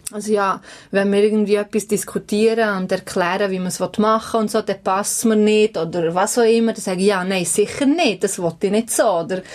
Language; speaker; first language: German; early bilingual, other home language; Albanian